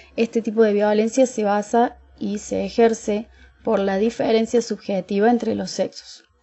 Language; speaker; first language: Spanish; native; Spanish